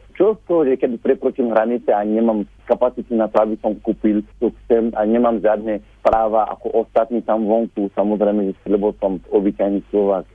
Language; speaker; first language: Slovak; non-native, fluent; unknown